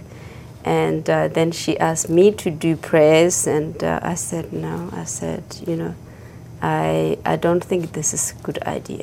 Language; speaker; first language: English; non-native, fluent; Chinese